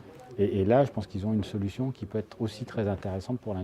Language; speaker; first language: French; native; French